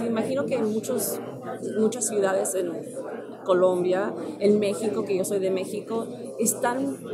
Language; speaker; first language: Spanish; early bilingual, heritage; Spanish